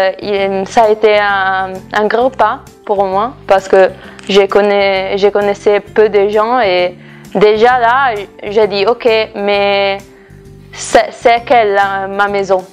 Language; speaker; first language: French; non-native, fluent; Italian